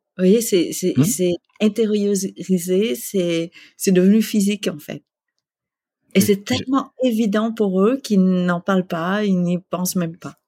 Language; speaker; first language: French; early bilingual, other home language; Vietnamese